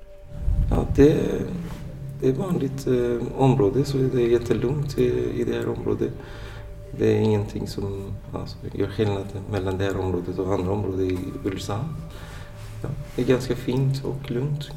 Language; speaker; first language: Swedish; non-native, fluent; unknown